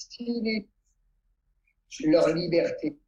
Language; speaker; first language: French; non-native, fluent; Italian